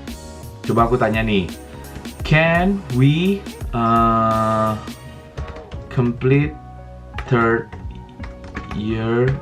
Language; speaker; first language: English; non-native, learner; Indonesian